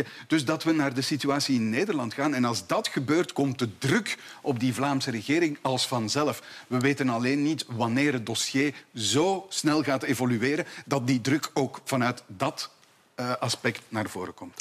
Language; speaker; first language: Dutch; native; Dutch